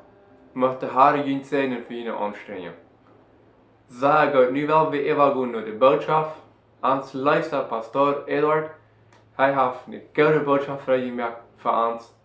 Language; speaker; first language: German; non-native, learner; Plautdietsch